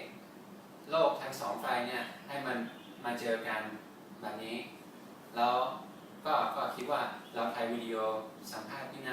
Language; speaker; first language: Thai; non-native, fluent; English